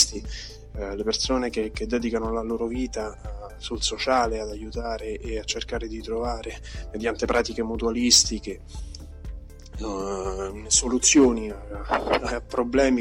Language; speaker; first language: Italian; native; Italian